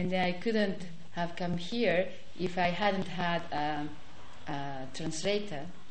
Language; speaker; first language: English; non-native, fluent; Japanese